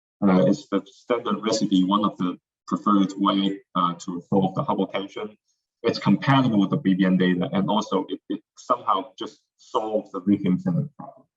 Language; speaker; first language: English; non-native, fluent; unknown